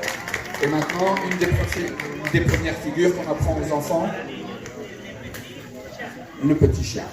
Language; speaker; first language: French; native; French